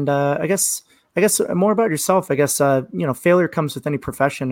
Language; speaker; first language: English; native; English